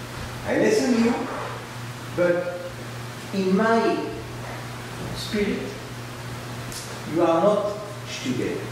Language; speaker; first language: English; non-native, learner; French